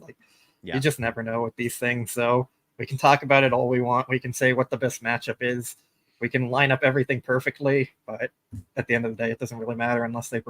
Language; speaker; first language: English; native; English